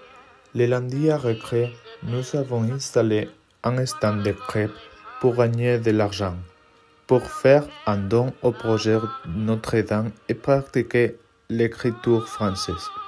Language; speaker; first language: French; non-native, learner; Spanish